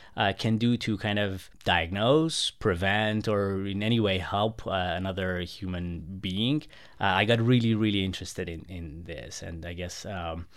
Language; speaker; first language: English; non-native, fluent; Persian